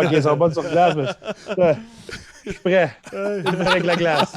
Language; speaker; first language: French; native; French